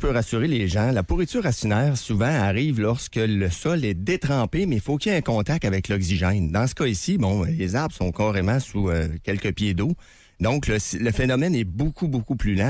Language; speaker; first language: French; native; French